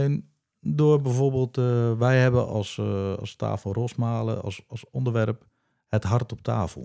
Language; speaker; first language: Dutch; native; Dutch